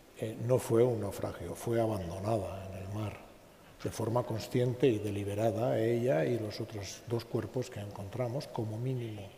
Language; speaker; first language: Spanish; native; Spanish